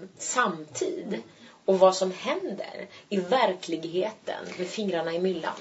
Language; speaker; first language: Swedish; early bilingual, other home language; Turkish